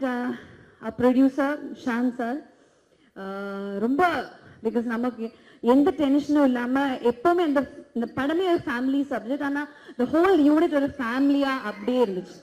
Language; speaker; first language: Tamil; non-native, fluent; Malayalam